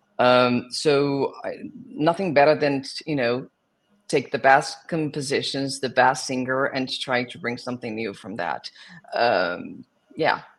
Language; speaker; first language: English; non-native, fluent; Portuguese